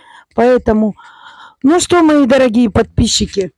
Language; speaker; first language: Russian; native; Russian